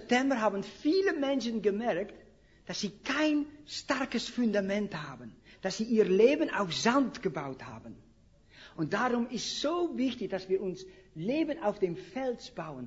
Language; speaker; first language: German; non-native, fluent; Dutch